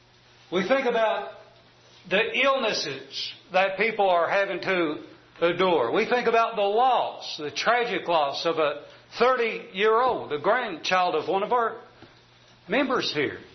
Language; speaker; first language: English; native; English